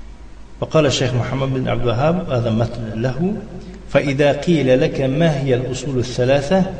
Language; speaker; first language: Arabic; non-native, fluent; Tajik